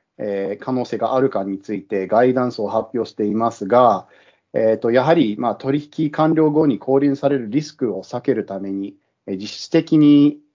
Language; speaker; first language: Japanese; non-native, fluent; English